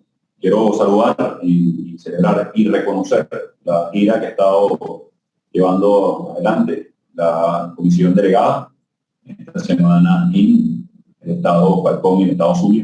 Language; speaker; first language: Spanish; native; Spanish